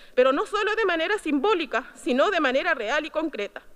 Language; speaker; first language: Spanish; native; Spanish